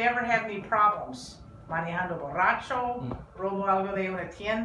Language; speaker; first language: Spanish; non-native, learner; English